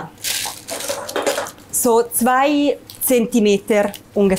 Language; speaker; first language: German; non-native, learner; Italian